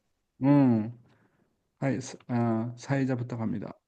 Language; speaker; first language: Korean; native; Korean